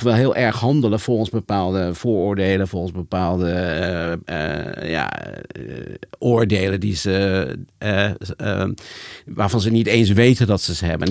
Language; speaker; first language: Dutch; native; Dutch